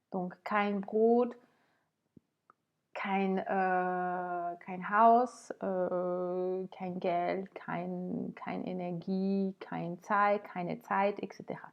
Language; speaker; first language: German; non-native, fluent; French